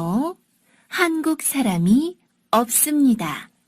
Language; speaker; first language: Korean; non-native, learner; Sinhala